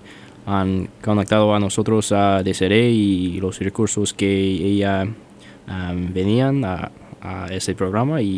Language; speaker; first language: Spanish; non-native, learner; English